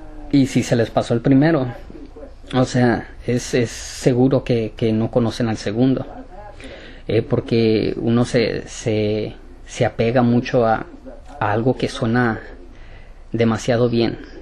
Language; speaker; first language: Spanish; native; Spanish